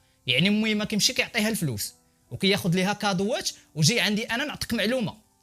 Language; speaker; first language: Arabic; native; Arabic